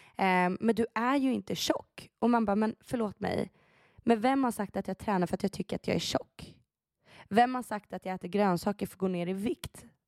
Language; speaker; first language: Swedish; early bilingual, other home language; Persian